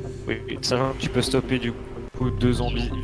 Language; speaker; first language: French; native; French